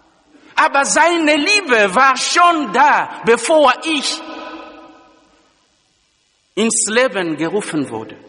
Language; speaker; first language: German; non-native, fluent; Lingala